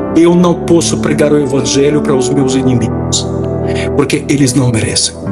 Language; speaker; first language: Portuguese; non-native, fluent; Ukrainian